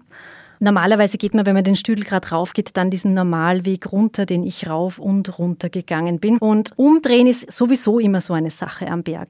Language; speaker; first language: German; native; German